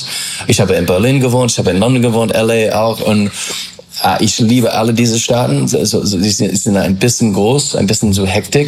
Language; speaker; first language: German; non-native, fluent; English